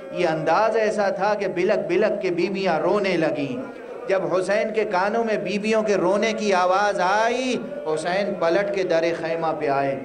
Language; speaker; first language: Urdu; native; Urdu